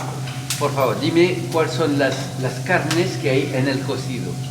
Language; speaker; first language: Spanish; non-native, learner; French